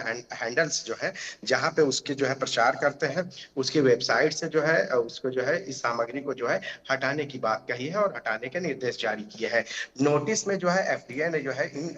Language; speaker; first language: Hindi; native; Hindi